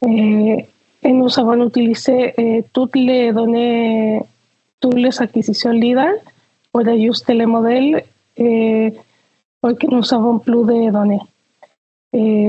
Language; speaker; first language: French; non-native, fluent; Spanish